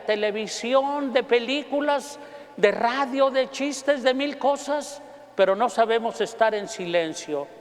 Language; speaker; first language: Spanish; native; Spanish